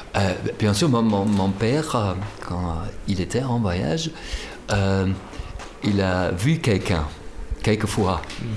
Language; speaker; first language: French; non-native, fluent; German